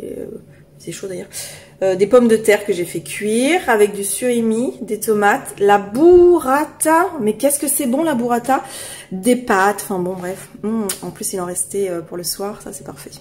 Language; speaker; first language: French; native; French